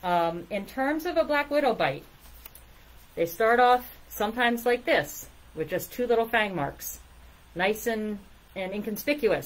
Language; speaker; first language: English; native; English